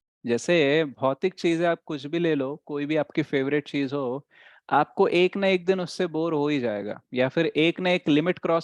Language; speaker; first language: Hindi; native; Hindi